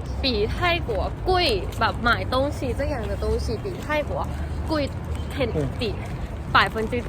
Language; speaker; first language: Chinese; non-native, learner; Thai